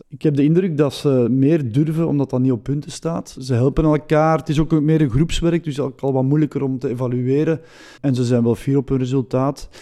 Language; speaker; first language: Dutch; native; Dutch